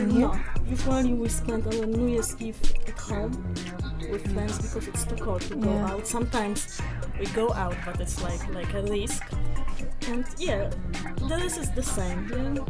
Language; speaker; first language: English; non-native, learner; Polish